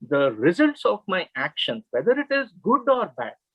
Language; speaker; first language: English; non-native, local second language; Kannada